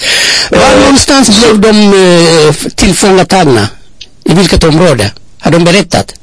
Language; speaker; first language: Swedish; non-native, fluent; Amharic